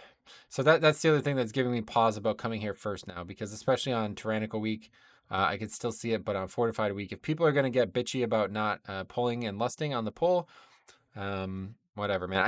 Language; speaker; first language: English; native; English